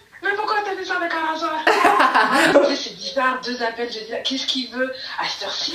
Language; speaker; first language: French; native; French